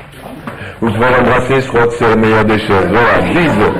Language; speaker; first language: French; native; French